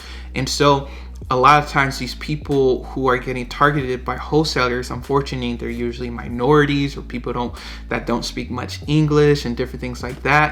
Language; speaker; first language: English; native; English